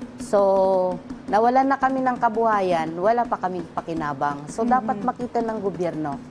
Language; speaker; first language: Filipino; non-native, local second language; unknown